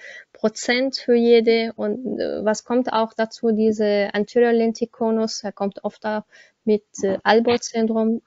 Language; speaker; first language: German; non-native, learner; Arabic